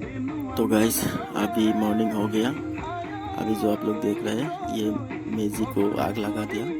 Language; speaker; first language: Hindi; non-native, local second language; Assamese